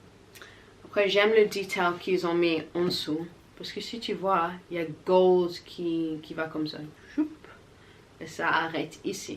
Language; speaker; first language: French; non-native, learner; English